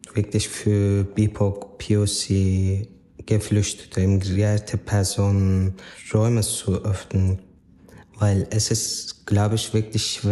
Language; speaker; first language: German; non-native, fluent; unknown